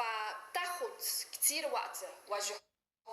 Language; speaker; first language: Arabic; non-native, fluent; Chinese